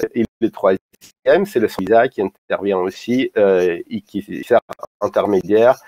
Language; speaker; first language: French; non-native, fluent; Russian